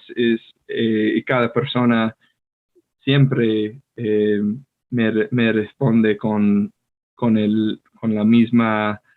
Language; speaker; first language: Spanish; non-native, fluent; English